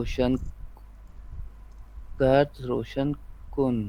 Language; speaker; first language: Persian; non-native, learner; Urdu